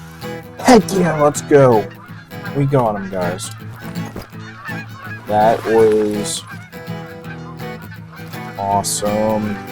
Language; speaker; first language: English; native; English